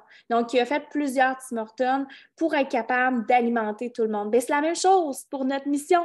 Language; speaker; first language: French; native; French